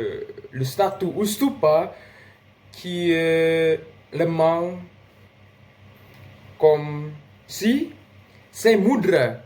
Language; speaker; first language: French; non-native, learner; Indonesian